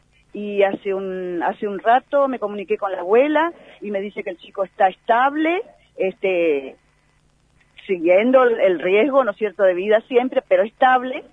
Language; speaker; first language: Spanish; native; Spanish